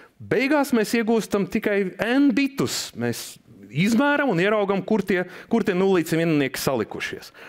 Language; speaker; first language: Latvian; non-native, local second language; Russian